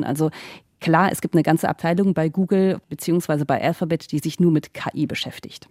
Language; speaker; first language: German; native; German